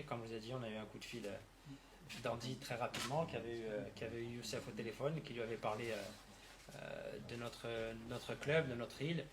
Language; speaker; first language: French; native; French